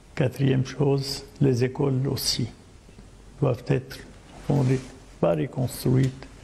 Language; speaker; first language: French; non-native, local second language; Arabic